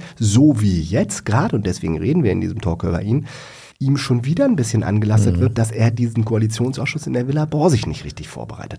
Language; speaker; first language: German; native; German